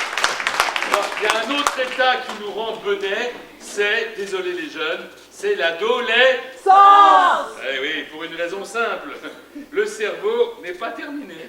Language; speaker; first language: French; native; French